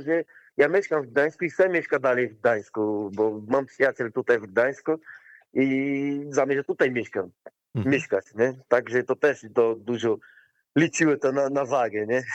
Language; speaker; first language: Polish; non-native, learner; Portuguese